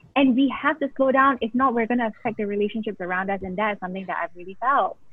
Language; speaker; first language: English; native; English